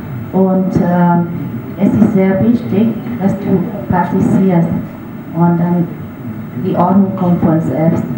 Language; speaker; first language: German; non-native, fluent; Vietnamese